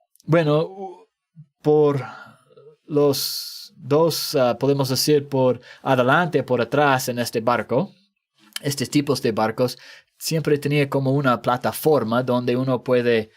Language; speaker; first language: Spanish; non-native, fluent; English